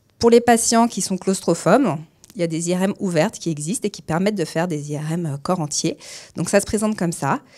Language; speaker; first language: French; native; French